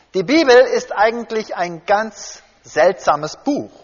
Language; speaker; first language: German; early bilingual, heritage; German